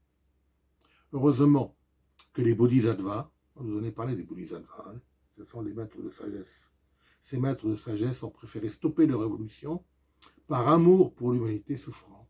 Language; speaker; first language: French; native; French